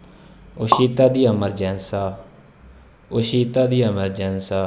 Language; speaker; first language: Italian; non-native, fluent; Urdu